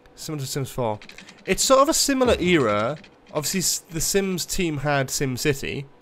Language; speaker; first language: English; native; English